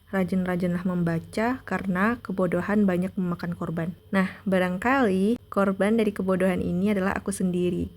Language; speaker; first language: Indonesian; non-native, local second language; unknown